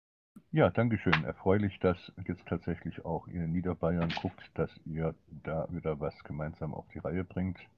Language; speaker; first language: German; native; German